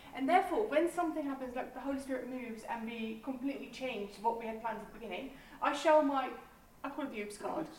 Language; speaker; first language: English; non-native, fluent; Dutch